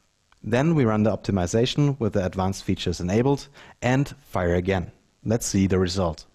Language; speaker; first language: English; non-native, fluent; German